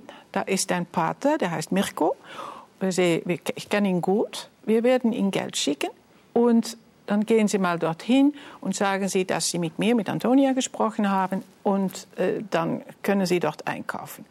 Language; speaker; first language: German; non-native, fluent; Dutch